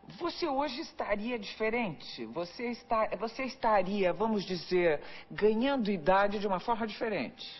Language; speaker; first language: Portuguese; native; Portuguese